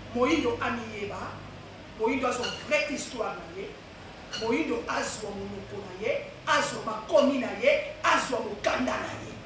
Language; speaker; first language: Lingala; non-native, local second language; Kongo